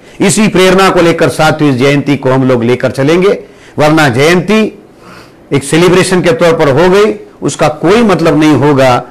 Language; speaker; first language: Hindi; non-native, local second language; Marathi